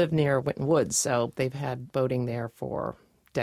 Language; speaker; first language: English; native; English